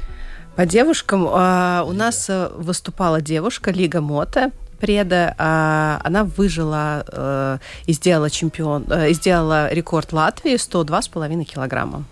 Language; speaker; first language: Russian; native; Russian